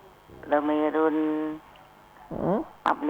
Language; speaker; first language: Arabic; non-native, learner; Indonesian